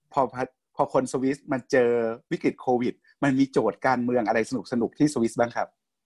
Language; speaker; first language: Thai; native; Thai